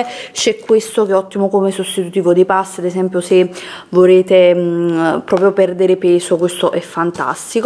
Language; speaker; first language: Italian; native; Italian